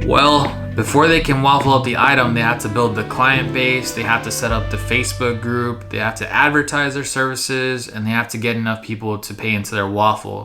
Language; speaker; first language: English; native; English